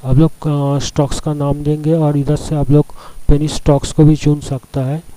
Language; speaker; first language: Hindi; non-native, local second language; Bangla